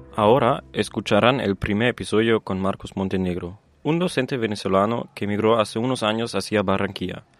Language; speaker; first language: Spanish; non-native, fluent; German